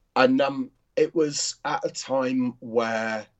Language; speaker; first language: English; native; English